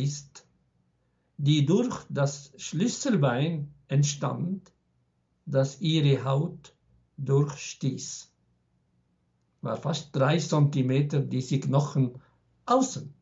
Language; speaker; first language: German; non-native, fluent; Arabic